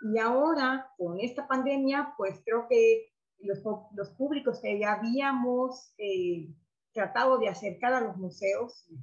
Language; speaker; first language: Spanish; native; Spanish